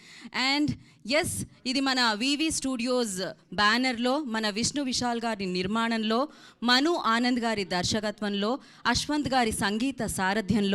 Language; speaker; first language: Telugu; native; Telugu